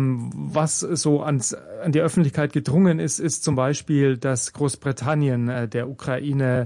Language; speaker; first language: German; native; German